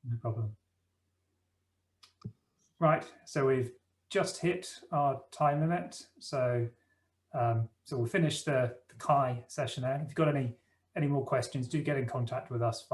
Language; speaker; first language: English; native; English